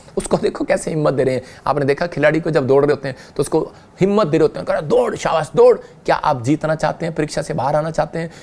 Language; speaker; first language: Hindi; native; Hindi